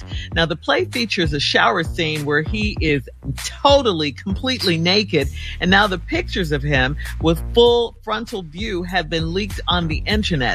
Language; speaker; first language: English; native; English